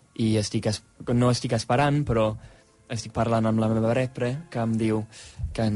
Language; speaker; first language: Catalan; non-native, fluent; English